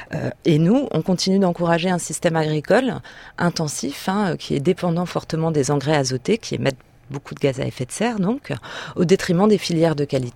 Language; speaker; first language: French; native; French